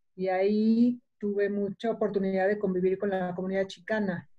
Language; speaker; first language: Spanish; native; Spanish